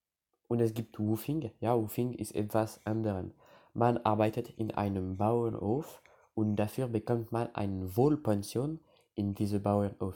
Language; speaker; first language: German; non-native, learner; French